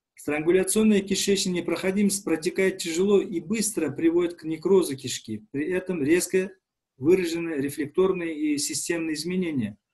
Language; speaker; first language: Russian; non-native, local second language; Uzbek